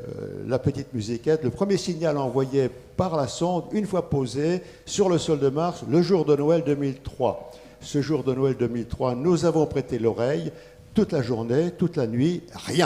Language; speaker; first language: French; native; French